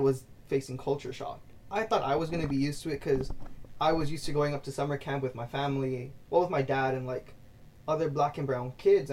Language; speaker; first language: English; early bilingual, other home language; Spanish